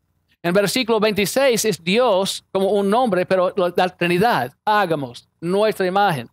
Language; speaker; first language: Spanish; non-native, fluent; English